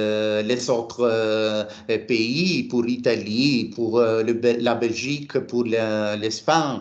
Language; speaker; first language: French; non-native, fluent; Italian